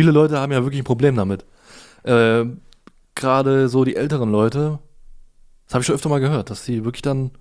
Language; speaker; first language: German; native; German